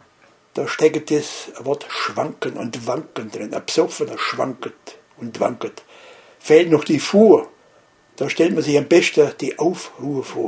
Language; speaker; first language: German; native; German